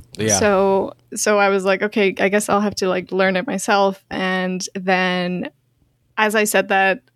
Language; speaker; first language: English; non-native, fluent; Dutch